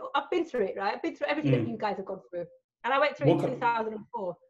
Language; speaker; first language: English; early bilingual, other home language; Hindi